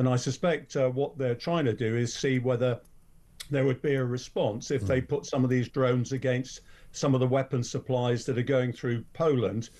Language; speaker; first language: English; native; English